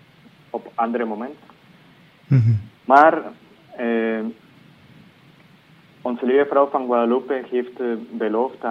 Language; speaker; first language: Dutch; non-native, fluent; Spanish